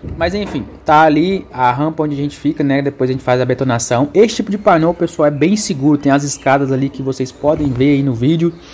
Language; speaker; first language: Portuguese; native; Portuguese